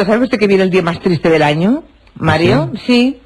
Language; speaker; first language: Spanish; native; Spanish